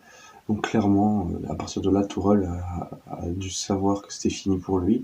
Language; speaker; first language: French; native; French